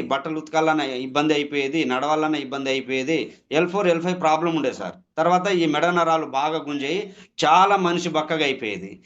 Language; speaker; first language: Telugu; non-native, local second language; Lambadi